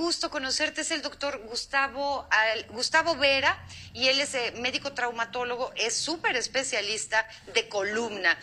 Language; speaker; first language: Spanish; native; Spanish